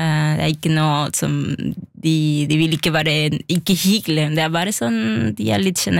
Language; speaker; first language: Norwegian; non-native, fluent; Spanish